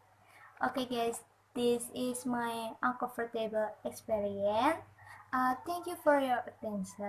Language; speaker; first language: English; non-native, learner; Indonesian